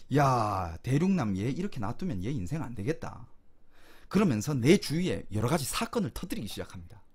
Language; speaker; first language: Korean; native; Korean